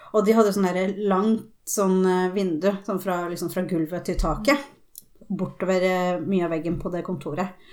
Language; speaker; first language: Norwegian; early bilingual, other home language; Spanish